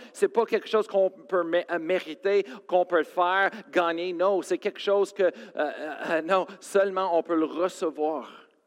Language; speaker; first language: French; non-native, fluent; English